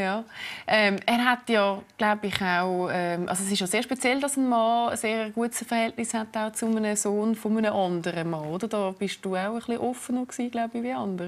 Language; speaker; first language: German; native; German